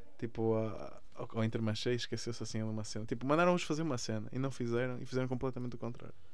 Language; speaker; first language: Portuguese; early bilingual, other home language; Spanish